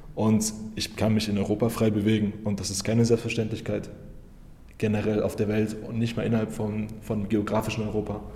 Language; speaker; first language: German; native; German